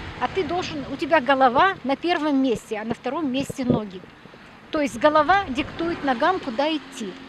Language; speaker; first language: Russian; native; Russian